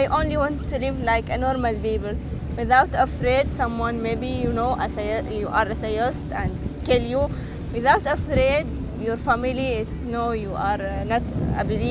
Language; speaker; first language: English; non-native, learner; Arabic